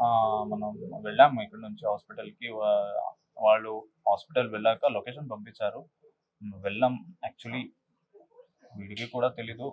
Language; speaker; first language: Telugu; non-native, local second language; Kannada